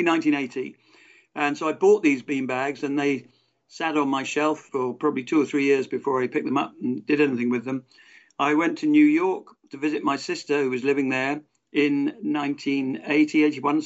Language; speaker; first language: English; native; English